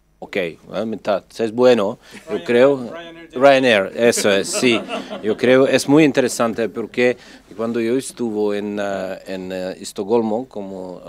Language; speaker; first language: Spanish; non-native, fluent; Czech